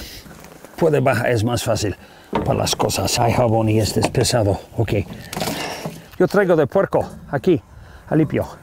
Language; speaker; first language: Spanish; non-native, learner; English